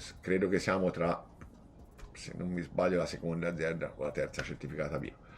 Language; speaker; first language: Italian; native; Italian